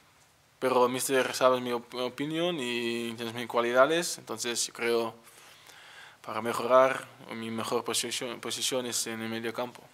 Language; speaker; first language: Spanish; non-native, learner; Dutch